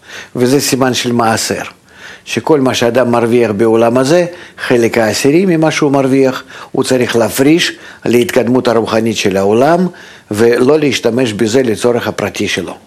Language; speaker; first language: Hebrew; non-native, fluent; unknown